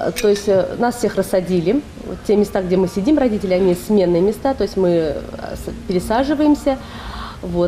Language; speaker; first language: Russian; native; Russian